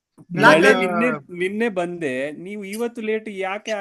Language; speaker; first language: Kannada; non-native, learner; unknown